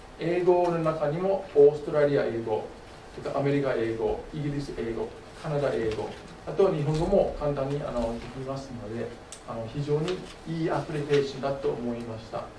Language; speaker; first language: Japanese; non-native, fluent; English